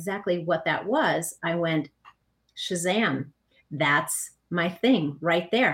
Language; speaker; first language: English; native; English